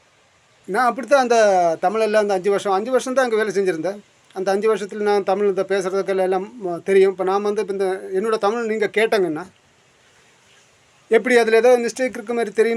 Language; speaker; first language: Tamil; non-native, local second language; Malayalam